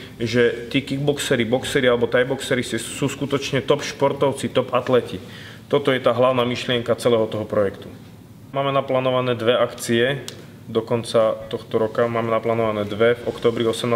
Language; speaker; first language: Slovak; native; Slovak